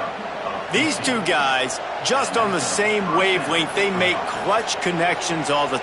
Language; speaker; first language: English; native; English